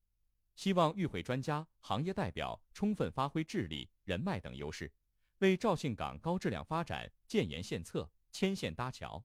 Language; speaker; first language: Chinese; native; Chinese